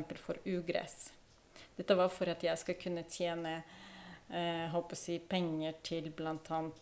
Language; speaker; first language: Norwegian; non-native, fluent; Ukrainian